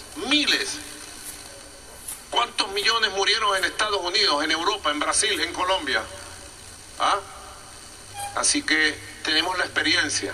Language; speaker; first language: Spanish; native; Spanish